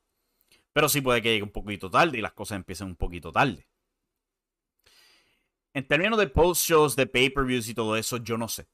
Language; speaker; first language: Spanish; native; Spanish